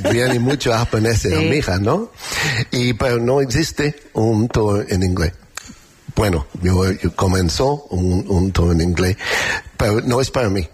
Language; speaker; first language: Spanish; non-native, learner; English